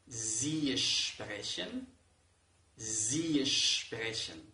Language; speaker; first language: German; non-native, fluent; Spanish